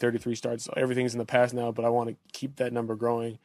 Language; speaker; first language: English; native; English